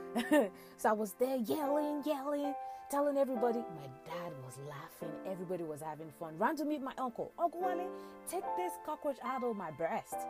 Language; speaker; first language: English; non-native, local second language; Yoruba